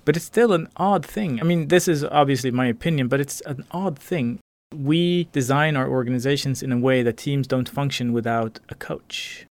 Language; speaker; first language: English; non-native, fluent; Swedish